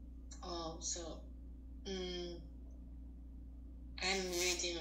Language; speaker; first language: English; non-native, learner; Chinese